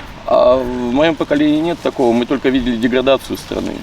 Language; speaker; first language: Russian; native; Russian